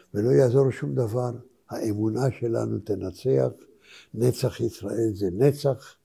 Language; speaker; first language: Hebrew; early bilingual, other home language; Polish